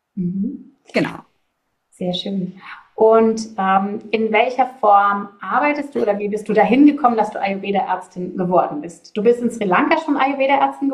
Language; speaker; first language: German; native; German